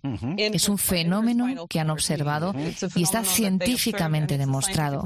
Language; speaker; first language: Spanish; non-native, fluent; French